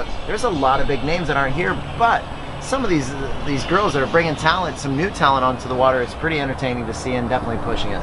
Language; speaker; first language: English; native; English